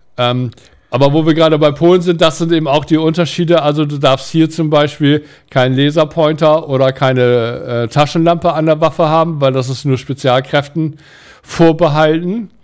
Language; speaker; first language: German; native; German